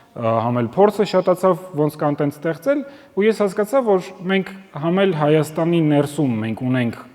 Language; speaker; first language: Armenian; early bilingual, heritage; Armenian